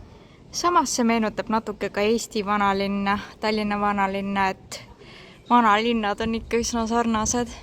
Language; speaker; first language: Estonian; native; Estonian